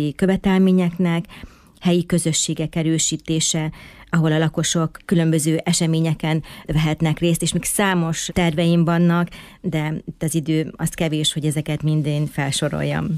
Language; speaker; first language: Hungarian; native; Hungarian